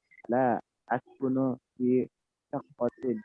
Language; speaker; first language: Arabic; non-native, learner; Indonesian